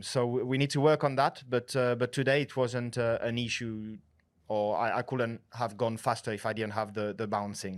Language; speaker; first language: English; non-native, fluent; French